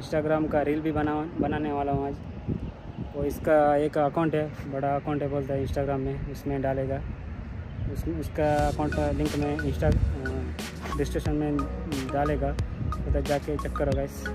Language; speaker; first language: Hindi; non-native, local second language; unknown